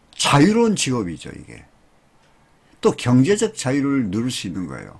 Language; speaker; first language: Korean; native; Korean